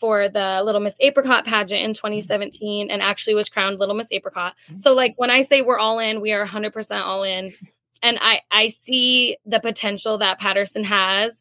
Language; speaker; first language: English; native; English